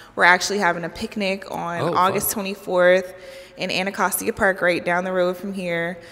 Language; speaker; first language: English; native; English